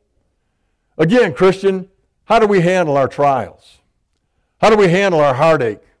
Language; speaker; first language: English; native; English